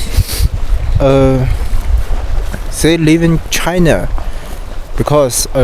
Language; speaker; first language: English; non-native, learner; Chinese